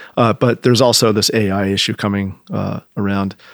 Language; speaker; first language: English; native; English